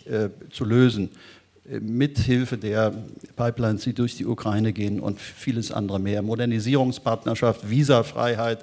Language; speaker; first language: German; native; German